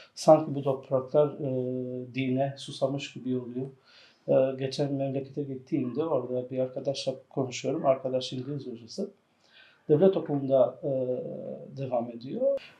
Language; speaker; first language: Turkish; non-native, fluent; Albanian